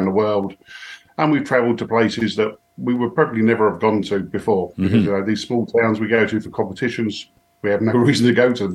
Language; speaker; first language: English; native; English